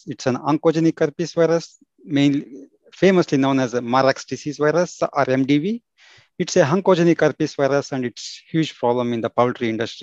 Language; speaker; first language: English; non-native, local second language; Kannada